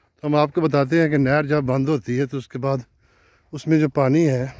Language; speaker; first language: Urdu; non-native, local second language; Punjabi